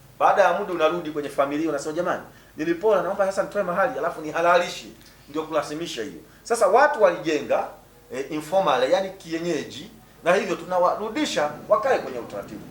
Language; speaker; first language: Swahili; native; Swahili